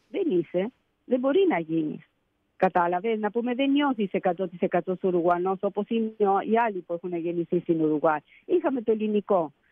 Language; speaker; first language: Greek; early bilingual, heritage; Greek